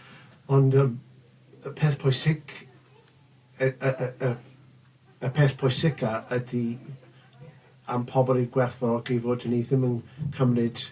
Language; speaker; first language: Welsh; non-native, local second language; English